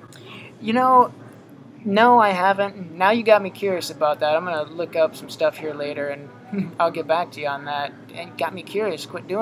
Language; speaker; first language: English; native; English